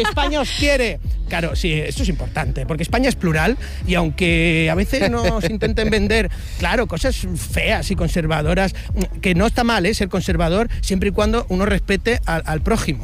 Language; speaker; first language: Spanish; native; Spanish